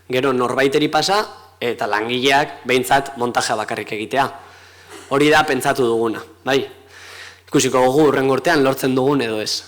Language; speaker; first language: Basque; native; Basque